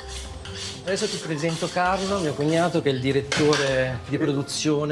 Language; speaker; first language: Italian; native; Italian